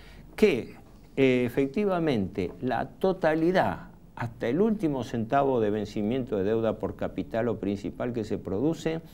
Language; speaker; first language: Spanish; native; Spanish